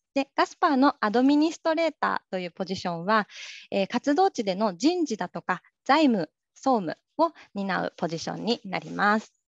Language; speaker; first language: Japanese; native; Japanese